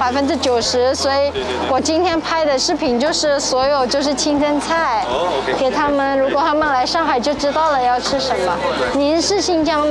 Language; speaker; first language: Chinese; non-native, fluent; Indonesian